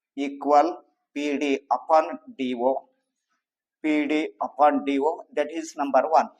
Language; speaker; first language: English; non-native, local second language; Kannada